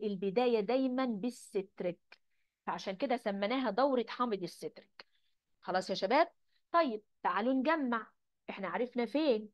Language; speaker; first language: Arabic; native; Arabic